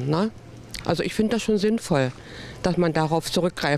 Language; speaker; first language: German; native; German